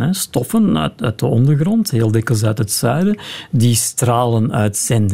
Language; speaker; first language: Dutch; native; Dutch